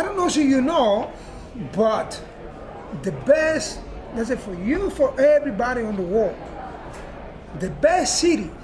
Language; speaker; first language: English; non-native, learner; Spanish